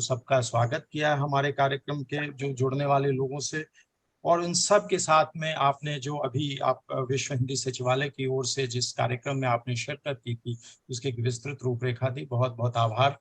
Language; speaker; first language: Hindi; native; Hindi